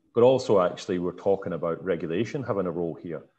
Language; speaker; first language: English; native; English